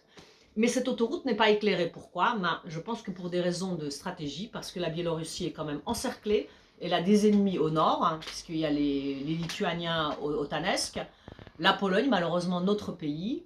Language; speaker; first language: French; early bilingual, other home language; Polish